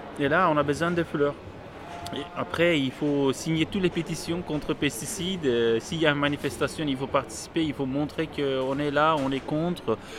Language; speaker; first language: French; non-native, fluent; Turkish